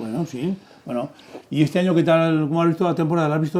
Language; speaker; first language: Spanish; native; Spanish